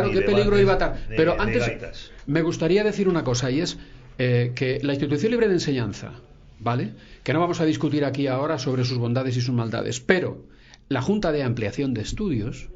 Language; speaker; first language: Spanish; native; Spanish